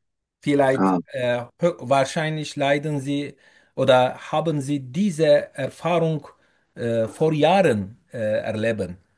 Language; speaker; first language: German; non-native, fluent; Turkish